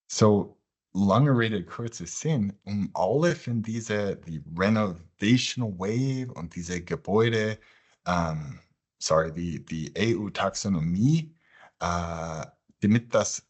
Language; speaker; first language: German; non-native, fluent; English